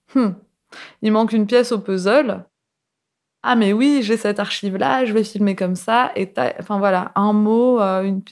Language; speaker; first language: French; native; French